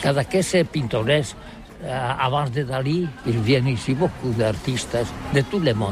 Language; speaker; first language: French; non-native, learner; Catalan